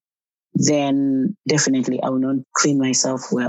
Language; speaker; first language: English; non-native, local second language; Ganda